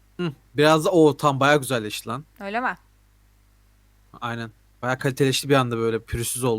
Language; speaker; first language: Turkish; native; Turkish